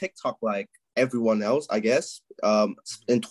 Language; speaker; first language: English; non-native, local second language; Chinese